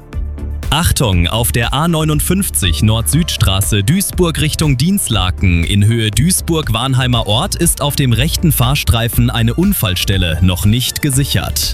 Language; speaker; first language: German; native; German